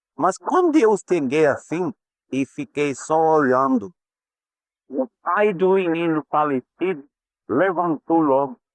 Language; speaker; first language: Portuguese; non-native, fluent; English